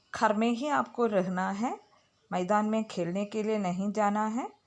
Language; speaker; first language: Hindi; non-native, local second language; Malayalam